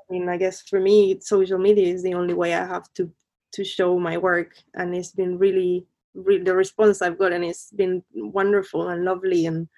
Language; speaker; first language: English; non-native, fluent; Spanish